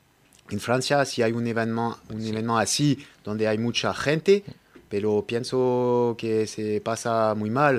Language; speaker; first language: Spanish; non-native, learner; French